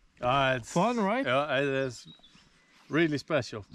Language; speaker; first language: English; non-native, fluent; Swedish